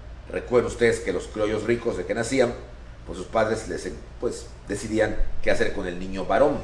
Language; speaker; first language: Spanish; native; Spanish